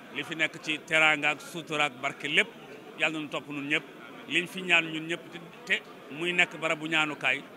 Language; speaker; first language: Wolof; non-native, local second language; Fula